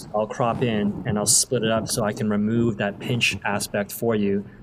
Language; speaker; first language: English; native; English